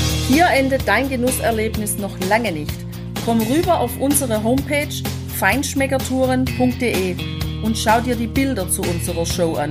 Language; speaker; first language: German; native; German